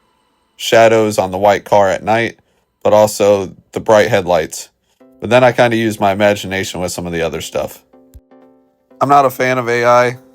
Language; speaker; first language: English; native; English